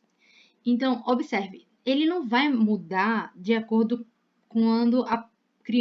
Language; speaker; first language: Portuguese; native; Portuguese